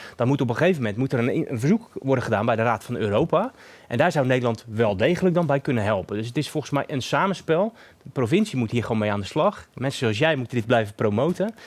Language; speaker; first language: Dutch; native; Dutch